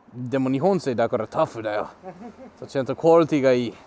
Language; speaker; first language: Japanese; non-native, fluent; English